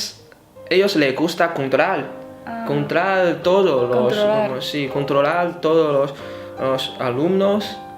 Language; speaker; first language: Spanish; non-native, fluent; Chinese